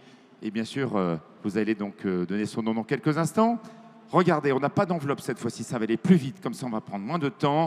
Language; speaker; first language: French; native; French